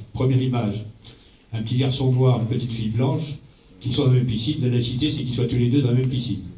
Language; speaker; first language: French; native; French